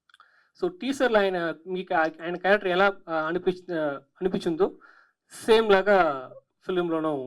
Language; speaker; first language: Telugu; non-native, learner; Tamil